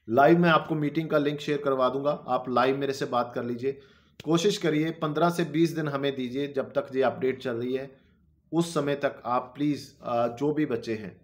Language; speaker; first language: Hindi; non-native, local second language; Punjabi